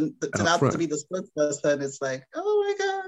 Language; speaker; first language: English; non-native, local second language; Igbo